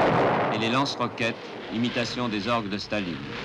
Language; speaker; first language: French; native; French